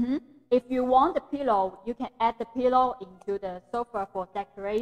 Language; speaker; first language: English; non-native, fluent; Chinese